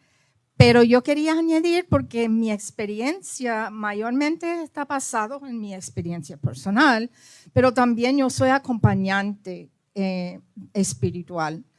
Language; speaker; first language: Spanish; early bilingual, heritage; Spanish